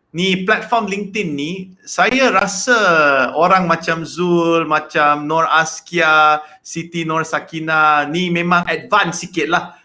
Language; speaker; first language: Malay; non-native, local second language; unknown